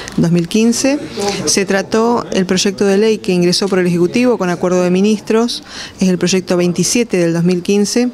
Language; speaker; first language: Spanish; native; Spanish